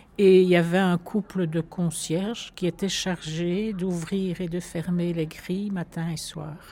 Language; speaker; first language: French; native; French